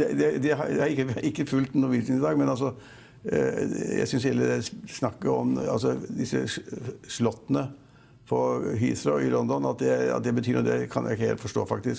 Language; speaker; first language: Norwegian; native; Norwegian